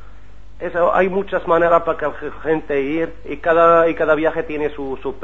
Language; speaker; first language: Spanish; non-native, learner; Arabic